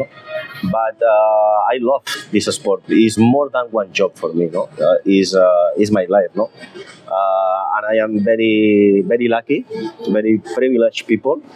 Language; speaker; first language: English; non-native, fluent; Spanish